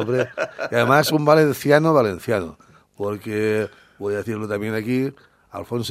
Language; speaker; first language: Spanish; native; Spanish